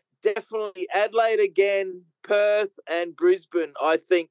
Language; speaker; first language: English; native; English